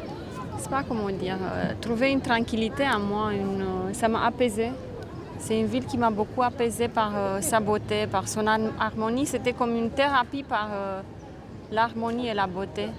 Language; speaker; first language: French; non-native, fluent; Romanian